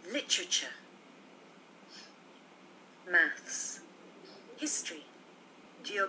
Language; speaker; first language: English; non-native, learner; Vietnamese